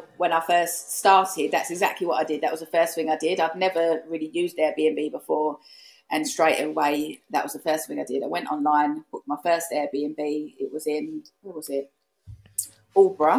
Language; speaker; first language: English; native; English